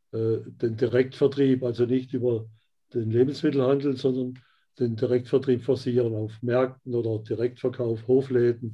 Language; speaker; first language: German; native; German